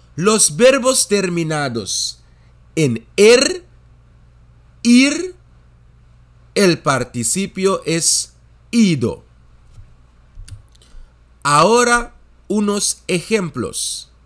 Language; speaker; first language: Spanish; non-native, fluent; Dutch